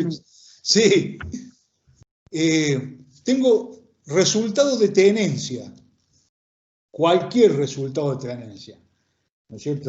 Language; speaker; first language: Spanish; native; Spanish